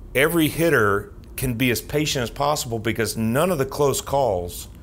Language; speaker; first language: English; native; English